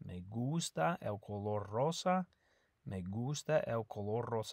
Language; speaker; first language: Spanish; non-native, fluent; English